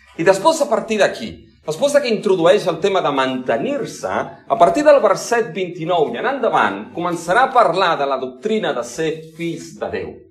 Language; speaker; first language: Catalan; non-native, local second language; Spanish